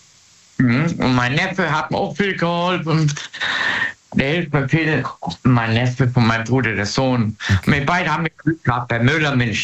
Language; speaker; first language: German; native; German